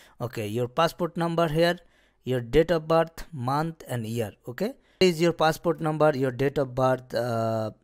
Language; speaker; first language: English; non-native, local second language; Bangla